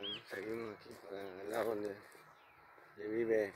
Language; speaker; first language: Spanish; native; Spanish